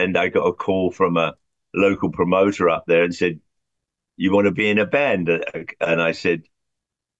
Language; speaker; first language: English; native; English